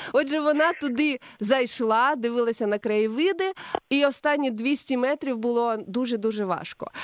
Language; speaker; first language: Ukrainian; native; Ukrainian